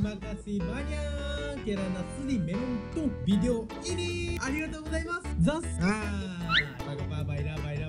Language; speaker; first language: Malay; non-native, learner; Japanese